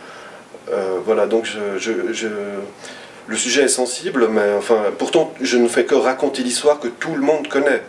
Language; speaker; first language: French; native; French